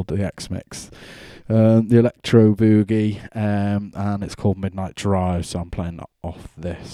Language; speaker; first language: English; native; English